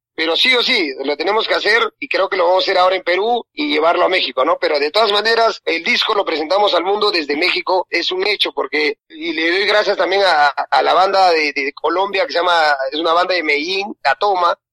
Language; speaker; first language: Spanish; native; Spanish